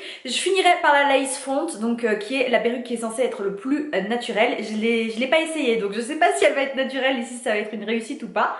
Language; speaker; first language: French; native; French